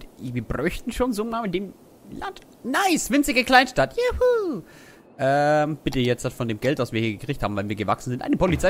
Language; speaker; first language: German; native; German